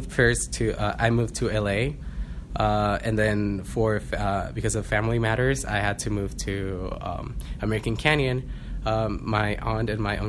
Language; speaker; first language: English; non-native, fluent; Spanish